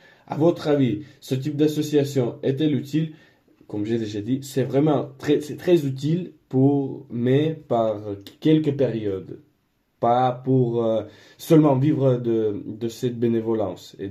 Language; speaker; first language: French; non-native, learner; Spanish